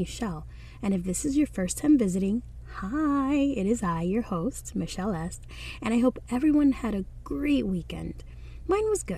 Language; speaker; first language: English; non-native, fluent; Spanish